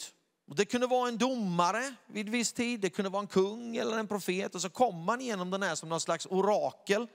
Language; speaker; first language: Swedish; native; Swedish